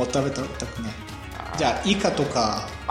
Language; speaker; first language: Japanese; non-native, learner; Bulgarian